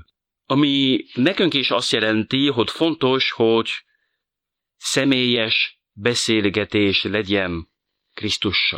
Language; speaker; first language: Hungarian; non-native, fluent; French